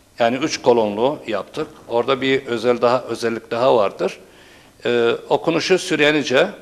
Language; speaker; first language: Turkish; non-native, local second language; Turoyo